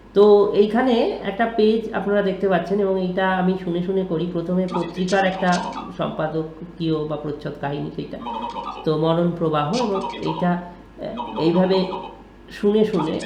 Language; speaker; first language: Bangla; native; Bangla